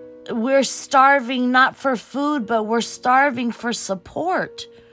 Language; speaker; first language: English; early bilingual, other home language; Portuguese